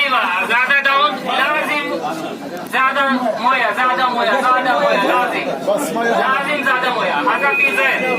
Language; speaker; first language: Arabic; non-native, learner; Hindi